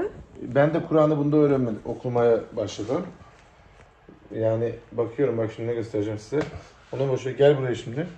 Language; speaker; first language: Turkish; native; Turkish